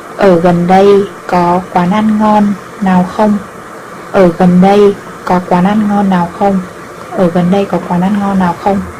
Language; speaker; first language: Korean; native; Korean